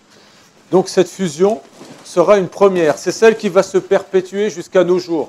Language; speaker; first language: French; native; French